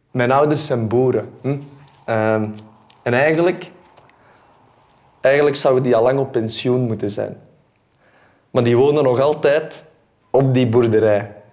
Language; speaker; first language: Dutch; native; Dutch